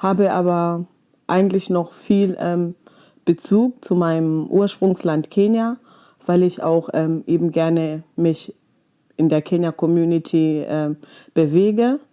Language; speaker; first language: German; early bilingual, other home language; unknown